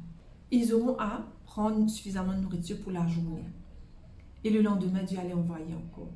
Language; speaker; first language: French; native; French